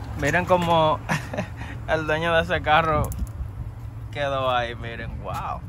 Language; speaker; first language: Spanish; native; Spanish